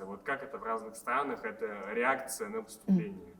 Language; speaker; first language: Russian; native; Russian